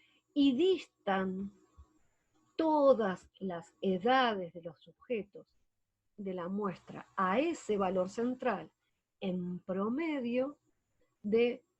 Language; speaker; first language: Spanish; native; Spanish